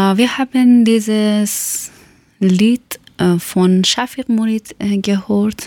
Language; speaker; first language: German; non-native, learner; Persian